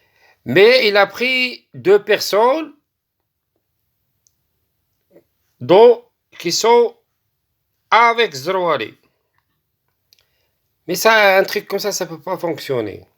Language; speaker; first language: French; non-native, local second language; Arabic